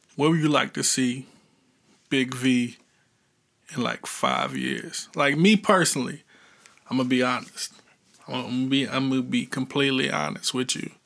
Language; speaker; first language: English; native; English